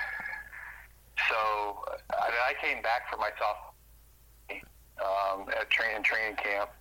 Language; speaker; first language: English; native; English